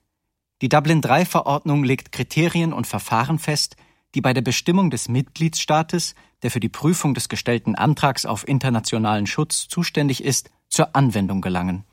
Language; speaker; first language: German; native; German